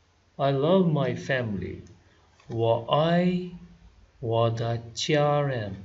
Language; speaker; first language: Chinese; non-native, fluent; Hindi